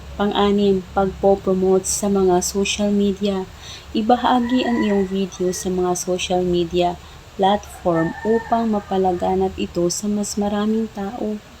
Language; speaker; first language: Filipino; non-native, local second language; Cebuano